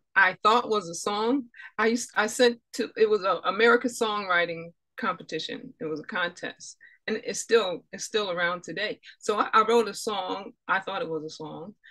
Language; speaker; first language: English; native; English